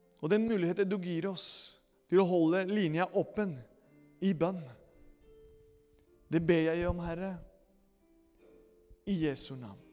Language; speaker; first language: Norwegian; non-native, fluent; Spanish